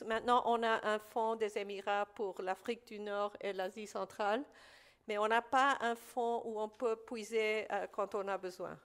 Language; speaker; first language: French; non-native, fluent; Spanish